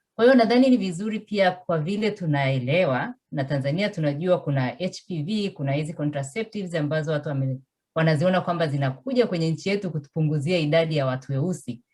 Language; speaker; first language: Swahili; native; Swahili